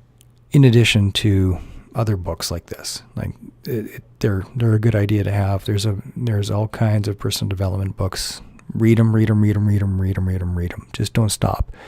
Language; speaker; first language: English; native; English